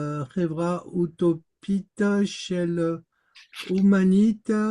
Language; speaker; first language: Hebrew; non-native, learner; French